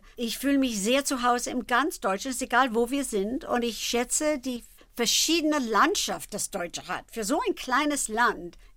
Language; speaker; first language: German; non-native, fluent; English